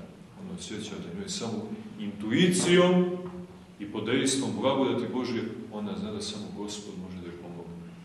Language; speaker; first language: Serbian; native; Serbian